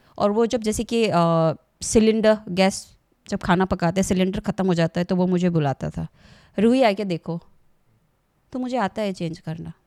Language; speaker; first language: Hindi; non-native, local second language; Assamese